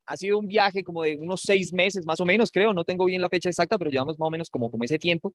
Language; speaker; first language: Spanish; native; Spanish